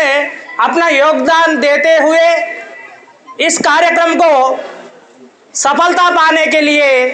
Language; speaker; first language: Hindi; non-native, local second language; Telugu